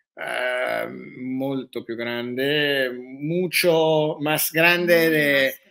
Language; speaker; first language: Spanish; non-native, learner; Italian